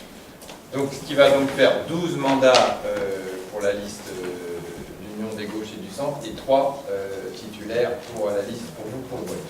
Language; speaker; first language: French; native; French